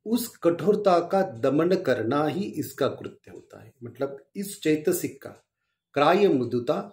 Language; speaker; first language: Hindi; non-native, local second language; Marathi